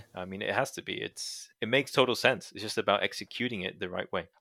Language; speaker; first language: English; non-native, fluent; Portuguese